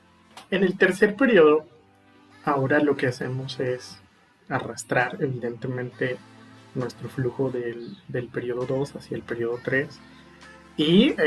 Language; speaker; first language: Spanish; native; Spanish